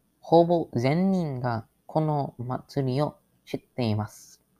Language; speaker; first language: Japanese; non-native, learner; English